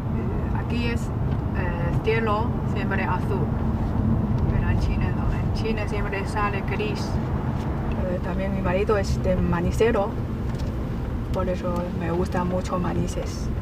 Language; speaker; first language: Spanish; non-native, learner; Chinese